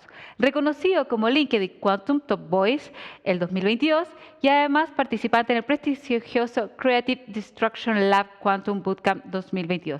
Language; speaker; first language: Spanish; native; Spanish